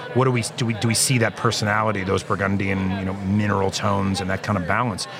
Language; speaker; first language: English; native; English